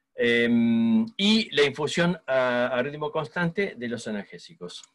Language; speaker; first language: Spanish; native; Spanish